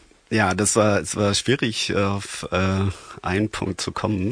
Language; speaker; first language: German; non-native, fluent; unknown